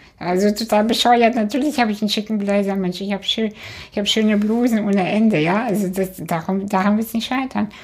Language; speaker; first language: German; early bilingual, other home language; Russian